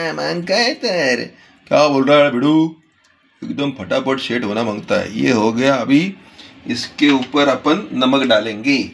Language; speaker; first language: Hindi; non-native, local second language; Marathi